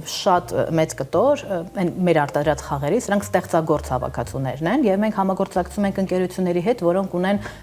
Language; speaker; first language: Armenian; native; Armenian